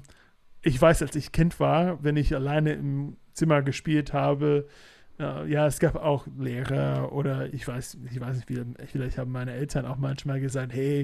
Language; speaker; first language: German; non-native, fluent; English